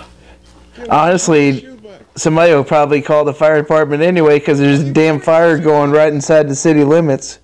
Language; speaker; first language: English; native; English